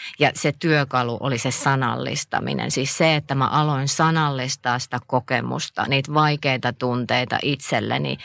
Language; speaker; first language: Finnish; native; Finnish